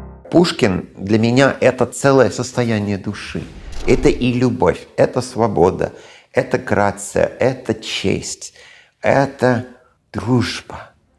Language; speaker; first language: Russian; non-native, fluent; English